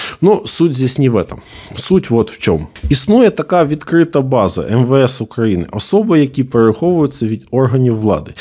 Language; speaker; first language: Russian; native; Russian